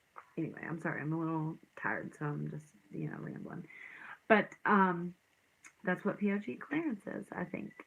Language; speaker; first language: English; native; English